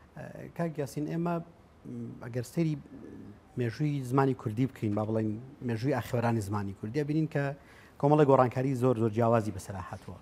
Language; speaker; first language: Central Kurdish; native; Central Kurdish